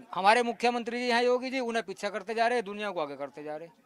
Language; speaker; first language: Hindi; native; Hindi